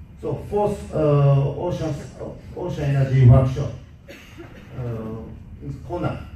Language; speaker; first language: English; non-native, learner; Japanese